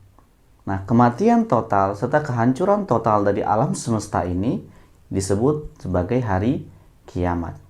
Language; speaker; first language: Indonesian; native; Indonesian